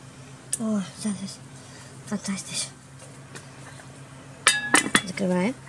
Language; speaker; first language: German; non-native, learner; Russian